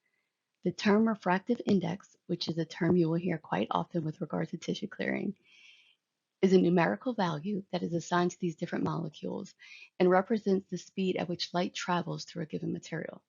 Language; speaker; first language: English; native; English